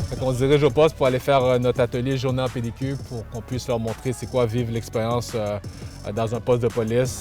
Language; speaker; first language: French; early bilingual, other home language; Haitian Creole